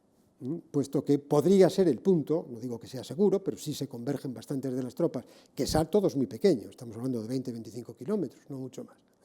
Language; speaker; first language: Spanish; native; Spanish